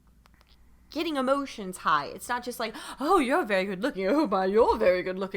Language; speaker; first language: English; native; English